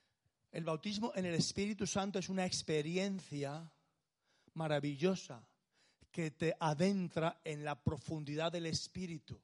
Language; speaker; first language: Spanish; native; Spanish